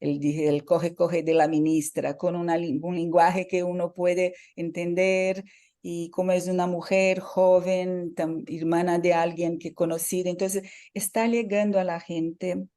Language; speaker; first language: Spanish; non-native, fluent; Portuguese